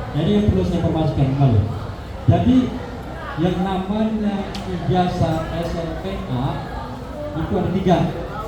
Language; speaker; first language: Indonesian; native; Indonesian